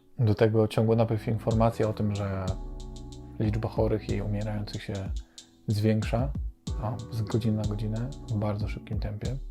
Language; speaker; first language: Polish; native; Polish